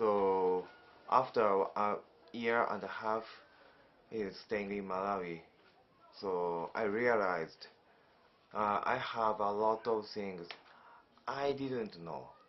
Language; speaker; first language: English; non-native, learner; Japanese